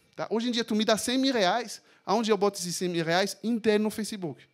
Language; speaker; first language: Portuguese; non-native, fluent; French